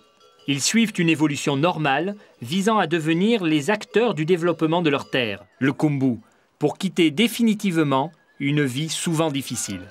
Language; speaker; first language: French; native; French